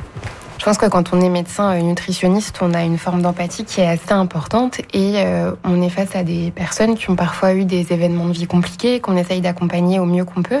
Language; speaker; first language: French; native; French